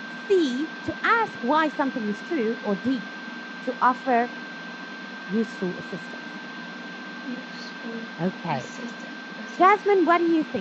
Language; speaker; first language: English; non-native, fluent; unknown